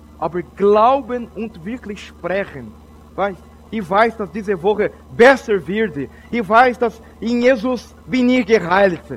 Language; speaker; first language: German; non-native, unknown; Portuguese